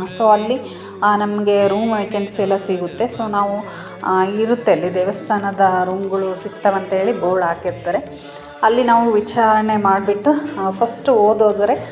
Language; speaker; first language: Kannada; native; Kannada